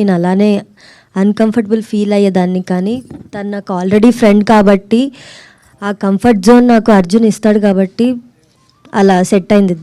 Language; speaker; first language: Telugu; native; Telugu